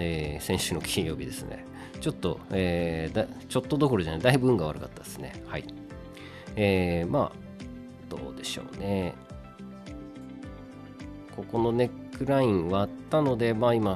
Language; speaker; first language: Japanese; native; Japanese